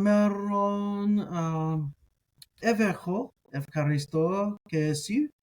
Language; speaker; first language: Greek; non-native, fluent; English